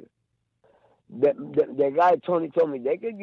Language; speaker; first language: English; non-native, learner; Spanish